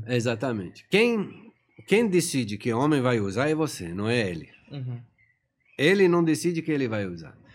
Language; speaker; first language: Portuguese; non-native, fluent; Persian